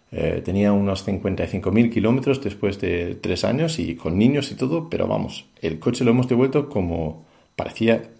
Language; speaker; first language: Spanish; non-native, fluent; Danish